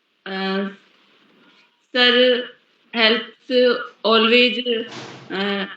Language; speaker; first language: English; non-native, learner; Hindi